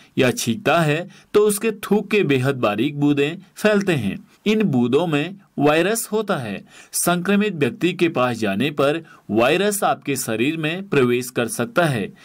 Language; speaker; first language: Hindi; native; Hindi